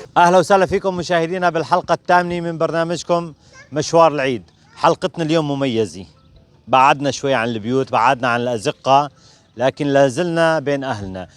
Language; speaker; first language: Arabic; native; Arabic